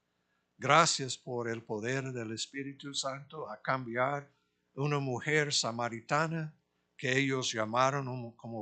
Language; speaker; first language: Spanish; non-native, fluent; English